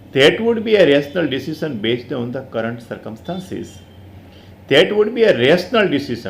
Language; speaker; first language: English; non-native, local second language; Gujarati